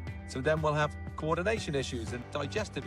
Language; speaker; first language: English; native; English